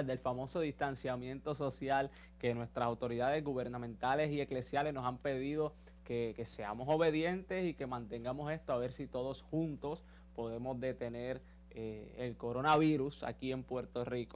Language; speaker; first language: Spanish; native; Spanish